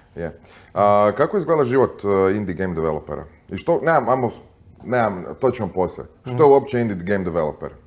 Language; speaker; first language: Croatian; native; Croatian